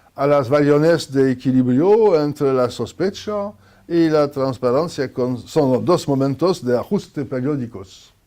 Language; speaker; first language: Spanish; non-native, fluent; French